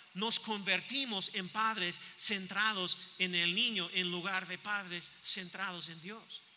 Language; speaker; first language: Spanish; non-native, fluent; English